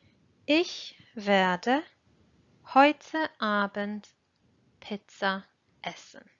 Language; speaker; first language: German; non-native, fluent; English